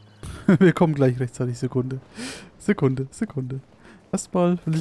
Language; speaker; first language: German; native; German